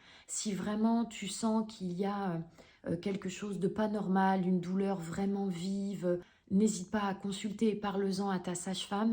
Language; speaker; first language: French; native; French